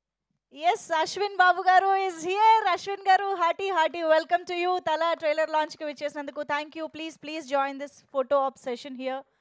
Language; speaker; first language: Telugu; native; Telugu